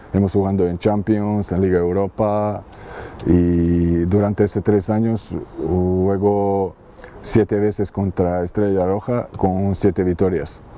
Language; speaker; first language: Spanish; non-native, learner; Serbian